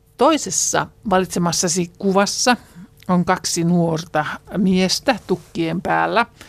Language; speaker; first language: Finnish; native; Finnish